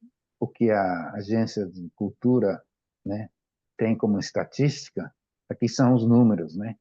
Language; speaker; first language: Portuguese; non-native, fluent; Japanese